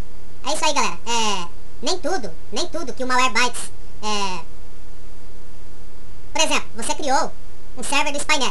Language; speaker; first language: Portuguese; native; Portuguese